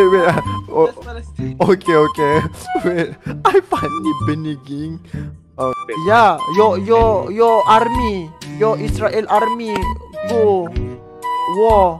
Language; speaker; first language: English; non-native, learner; Malay